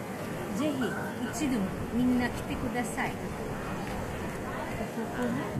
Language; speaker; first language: Japanese; non-native, fluent; Filipino